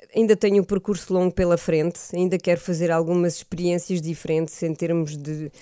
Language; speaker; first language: Portuguese; early bilingual, other home language; French